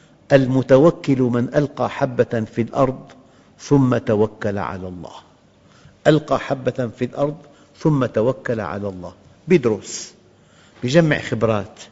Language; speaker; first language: Arabic; native; Arabic